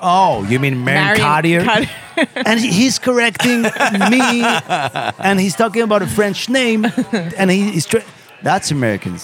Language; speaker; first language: English; non-native, fluent; Arabic